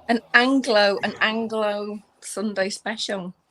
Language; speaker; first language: English; native; English